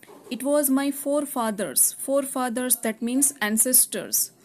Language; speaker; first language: English; non-native, local second language; Gujarati